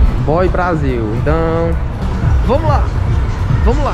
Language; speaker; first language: Portuguese; non-native, fluent; Korean